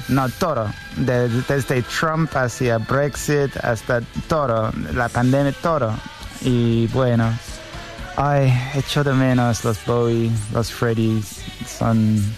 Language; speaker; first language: Spanish; non-native, fluent; English